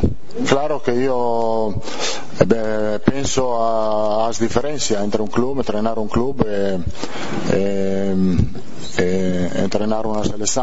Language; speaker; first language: Portuguese; non-native, fluent; Italian